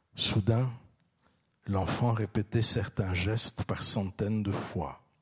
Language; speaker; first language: French; early bilingual, other home language; Turkish